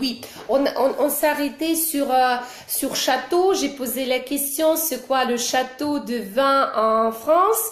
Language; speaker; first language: French; non-native, fluent; Russian